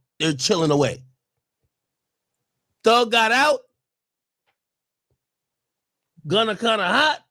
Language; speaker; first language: English; native; English